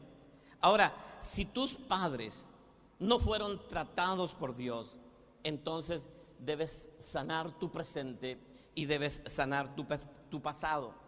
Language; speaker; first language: Spanish; native; Spanish